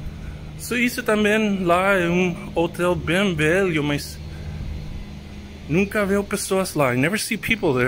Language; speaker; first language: Portuguese; non-native, learner; English